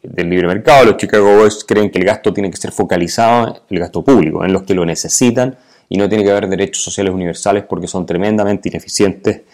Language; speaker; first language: Spanish; native; Spanish